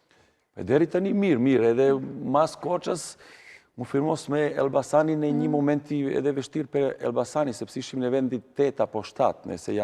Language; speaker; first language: Albanian; non-native, learner; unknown